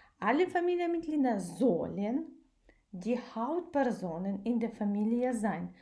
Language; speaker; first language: German; non-native, fluent; Ukrainian